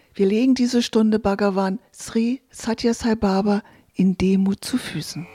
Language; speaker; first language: German; native; German